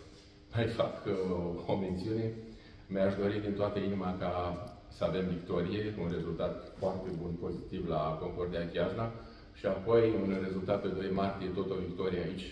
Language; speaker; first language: Romanian; native; Romanian